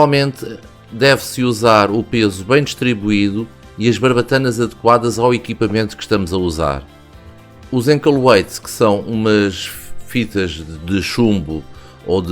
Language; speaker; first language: Portuguese; native; Portuguese